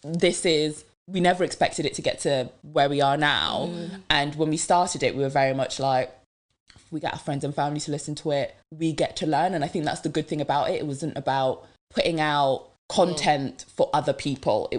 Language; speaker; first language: English; early bilingual, other home language; French